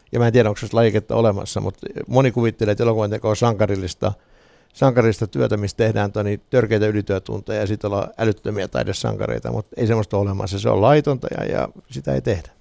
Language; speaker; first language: Finnish; native; Finnish